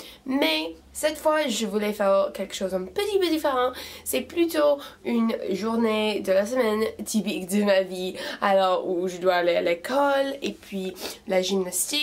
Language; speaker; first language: French; non-native, fluent; English